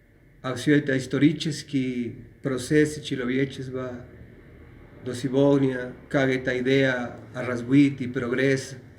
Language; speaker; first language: Russian; non-native, learner; Spanish